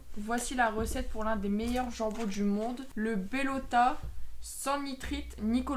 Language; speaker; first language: French; native; French